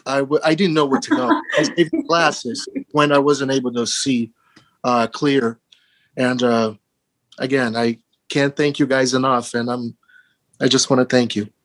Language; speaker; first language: English; early bilingual, other home language; Portuguese